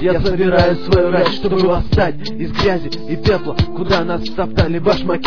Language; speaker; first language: Russian; native; Russian